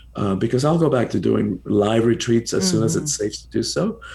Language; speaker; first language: English; early bilingual, other home language; Spanish